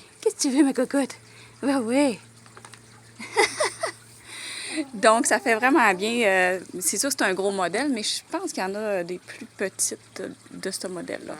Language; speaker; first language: French; native; French